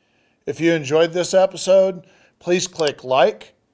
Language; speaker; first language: English; native; English